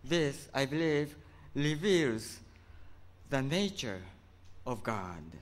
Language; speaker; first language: English; non-native, fluent; Japanese